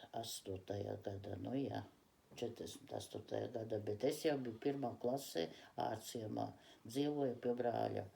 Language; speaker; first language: Latvian; early bilingual, other home language; Russian